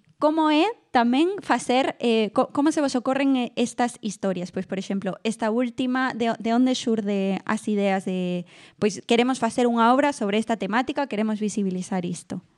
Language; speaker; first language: Galician; non-native, local second language; Spanish